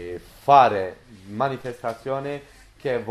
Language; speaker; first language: Italian; non-native, learner; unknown